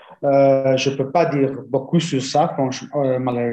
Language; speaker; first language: French; non-native, fluent; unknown